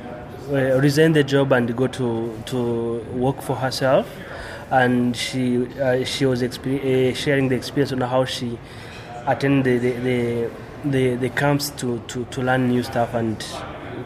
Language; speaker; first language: English; non-native, local second language; Kinyarwanda